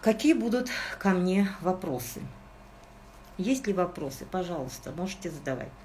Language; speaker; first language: Russian; non-native, local second language; Kazakh